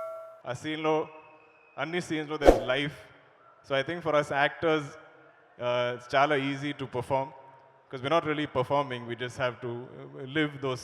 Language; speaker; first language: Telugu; non-native, learner; Malayalam